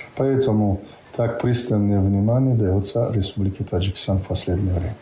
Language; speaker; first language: Russian; non-native, local second language; Tajik